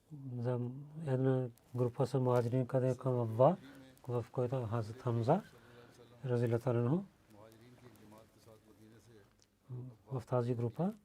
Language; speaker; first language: Bulgarian; non-native, learner; Urdu